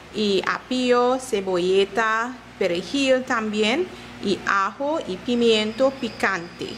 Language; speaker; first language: Spanish; non-native, learner; English